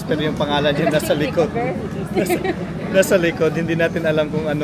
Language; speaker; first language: Filipino; native; Filipino